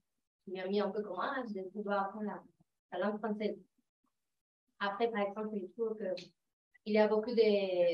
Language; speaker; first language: French; non-native, fluent; Spanish